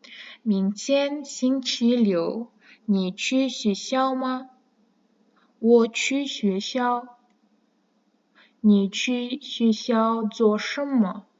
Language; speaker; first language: Chinese; non-native, fluent; Kazakh